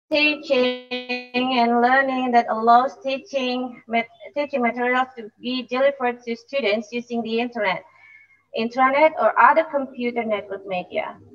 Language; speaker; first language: English; non-native, fluent; Indonesian